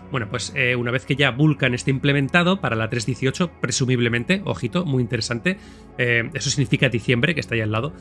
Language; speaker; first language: Spanish; native; Spanish